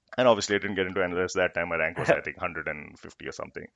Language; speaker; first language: English; non-native, local second language; Hindi